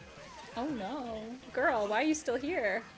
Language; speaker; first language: English; native; English